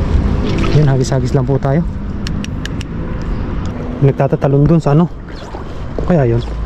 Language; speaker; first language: Filipino; native; Filipino